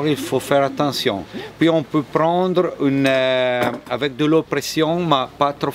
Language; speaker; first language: French; non-native, fluent; Italian